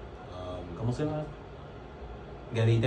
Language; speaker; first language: Spanish; non-native, learner; English